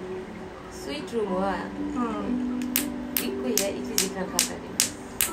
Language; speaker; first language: Japanese; non-native, learner; Nepali